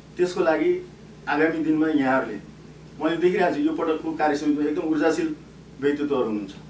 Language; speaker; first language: Nepali; native; Nepali